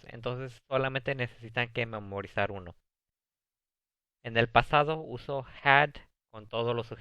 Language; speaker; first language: Spanish; early bilingual, heritage; Spanish